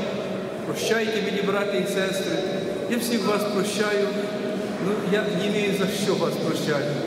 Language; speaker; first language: Russian; non-native, local second language; Ukrainian